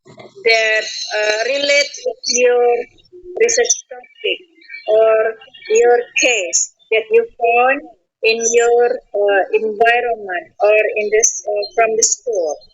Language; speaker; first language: English; non-native, fluent; Indonesian